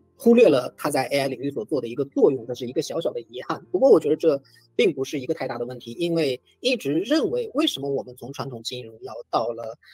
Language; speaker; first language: Chinese; native; Chinese